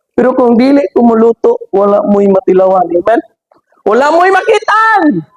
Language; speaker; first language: Cebuano; native; Cebuano